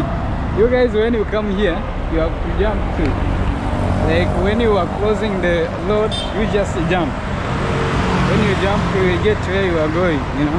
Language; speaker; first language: English; non-native, fluent; Rundi